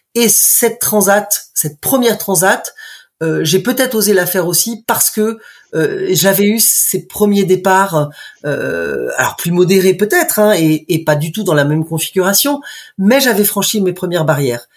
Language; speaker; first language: French; native; French